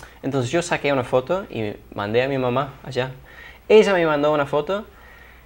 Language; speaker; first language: Spanish; non-native, fluent; English